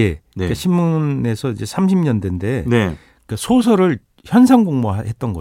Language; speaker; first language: Korean; native; Korean